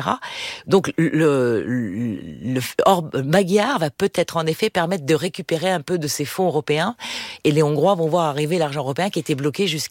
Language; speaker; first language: French; native; French